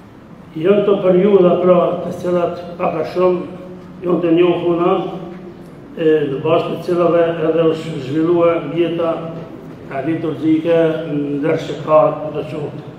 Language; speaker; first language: Albanian; native; Albanian